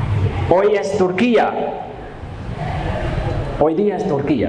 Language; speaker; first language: Spanish; non-native, fluent; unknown